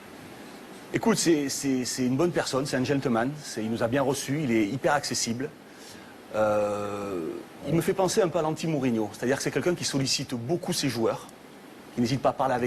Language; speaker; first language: French; native; French